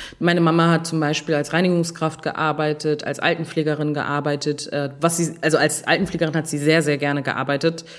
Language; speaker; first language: German; early bilingual, other home language; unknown